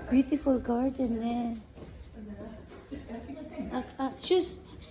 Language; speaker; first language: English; non-native, learner; Japanese